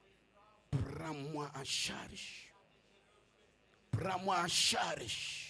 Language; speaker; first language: French; non-native, local second language; Lingala